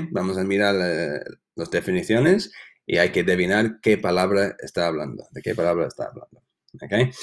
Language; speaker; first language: Spanish; non-native, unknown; English